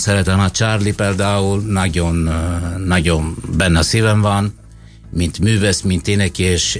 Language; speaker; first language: Hungarian; non-native, learner; Italian